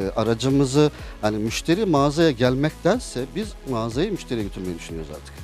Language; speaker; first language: Turkish; native; Turkish